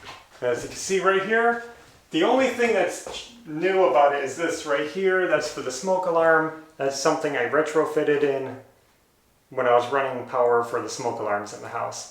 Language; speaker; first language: English; native; English